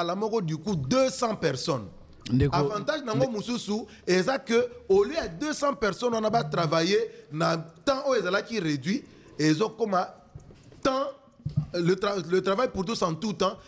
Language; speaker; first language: French; non-native, local second language; Lingala